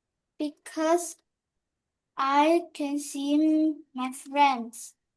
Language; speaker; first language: English; non-native, learner; Vietnamese